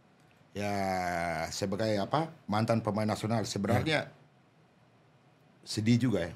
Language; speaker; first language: Indonesian; non-native, local second language; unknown